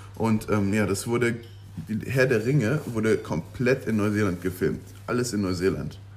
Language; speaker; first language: German; non-native, local second language; Luxembourgish